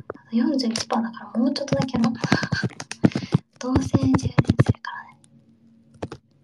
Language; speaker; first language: Japanese; early bilingual, heritage; Japanese